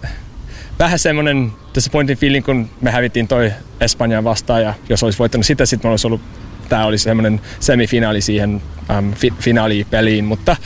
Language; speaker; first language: Finnish; non-native, learner; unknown